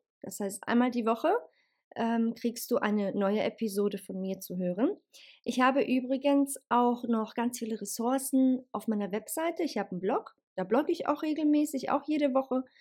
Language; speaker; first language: German; early bilingual, other home language; Bosnian